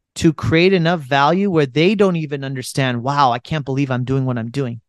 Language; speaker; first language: English; native; English